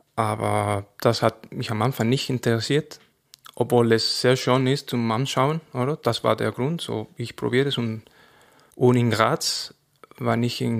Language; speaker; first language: German; non-native, fluent; Spanish